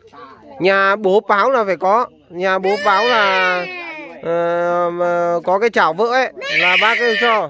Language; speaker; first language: Vietnamese; native; Vietnamese